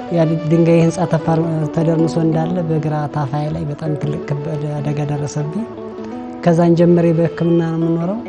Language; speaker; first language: Amharic; native; Amharic